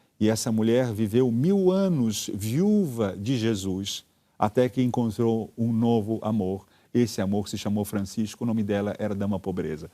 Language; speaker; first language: Portuguese; early bilingual, other home language; Italian